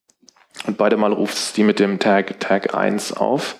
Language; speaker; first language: German; native; German